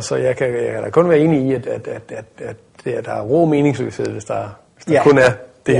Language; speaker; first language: Danish; native; Danish